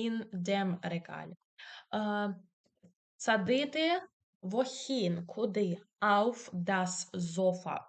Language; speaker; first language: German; non-native, fluent; Ukrainian